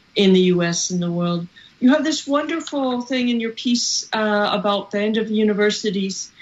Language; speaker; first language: English; native; English